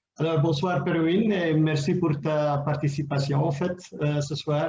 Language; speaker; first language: French; non-native, local second language; Dutch